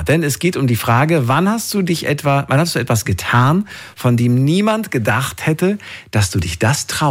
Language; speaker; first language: German; native; German